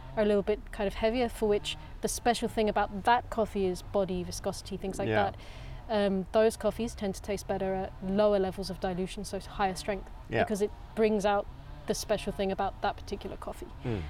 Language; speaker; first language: English; native; English